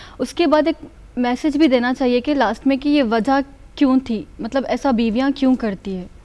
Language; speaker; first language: Hindi; native; Hindi